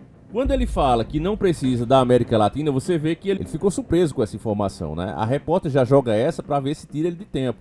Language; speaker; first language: Portuguese; native; Portuguese